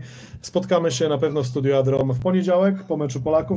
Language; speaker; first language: Polish; native; Polish